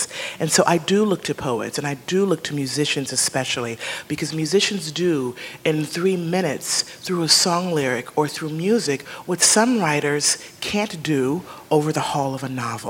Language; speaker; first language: English; native; English